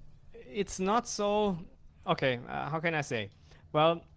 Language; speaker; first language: English; non-native, fluent; German